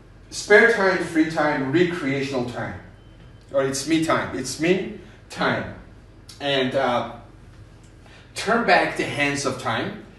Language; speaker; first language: English; non-native, fluent; Persian